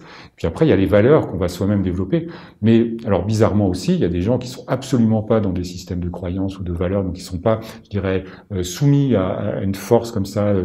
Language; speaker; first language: French; native; French